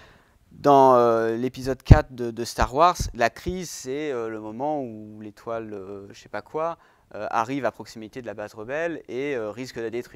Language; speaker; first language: French; native; French